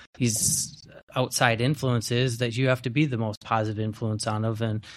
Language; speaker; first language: English; native; English